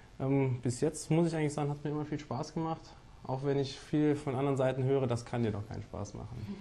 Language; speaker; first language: German; native; German